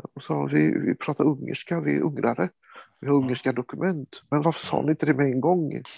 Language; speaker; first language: Swedish; early bilingual, other home language; Romany